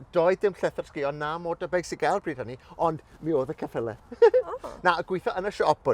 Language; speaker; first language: Welsh; native; Welsh